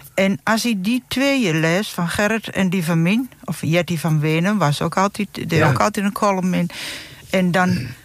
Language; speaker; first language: Dutch; non-native, local second language; Low German